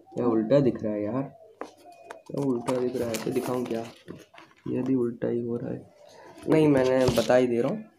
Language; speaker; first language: Hindi; non-native, local second language; Tamil